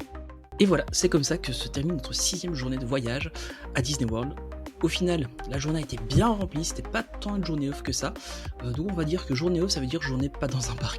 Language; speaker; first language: French; native; French